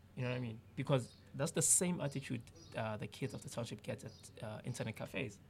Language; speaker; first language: English; non-native, local second language; Zulu